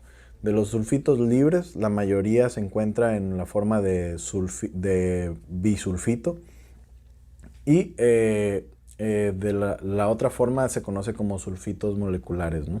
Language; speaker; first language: Spanish; native; Spanish